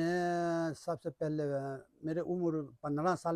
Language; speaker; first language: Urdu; non-native, local second language; Balti